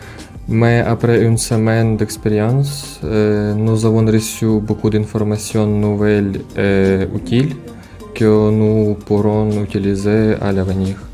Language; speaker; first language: French; non-native, learner; Ukrainian